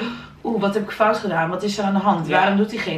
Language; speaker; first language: Dutch; native; Dutch